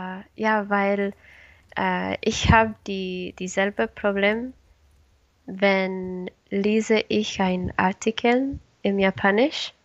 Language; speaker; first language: German; non-native, learner; Spanish